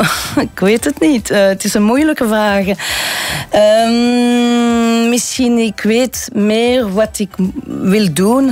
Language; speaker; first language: Dutch; non-native, local second language; French